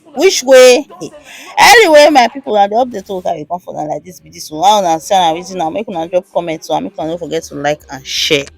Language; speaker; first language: Nigerian Pidgin; native; Nigerian Pidgin